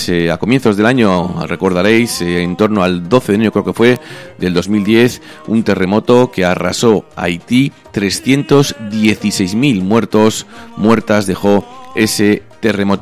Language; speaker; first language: Spanish; native; Spanish